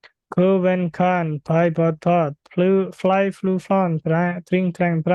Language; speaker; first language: English; non-native, fluent; Indonesian